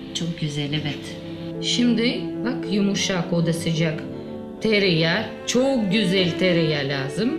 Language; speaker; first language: Turkish; non-native, learner; Russian